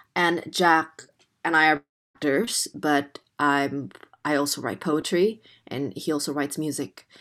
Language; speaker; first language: English; non-native, fluent; Indonesian